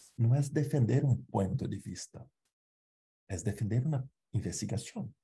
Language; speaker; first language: Spanish; non-native, fluent; Portuguese